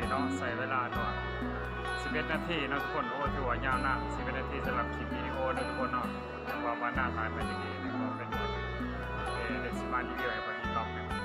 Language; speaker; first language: Thai; non-native, local second language; Northeastern Thai